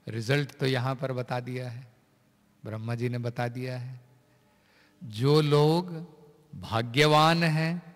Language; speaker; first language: Hindi; native; Hindi